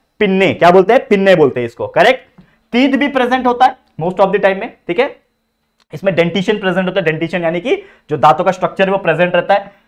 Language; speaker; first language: Hindi; native; Hindi